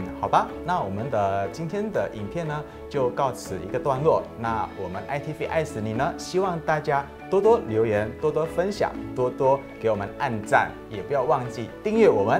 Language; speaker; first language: Chinese; native; Chinese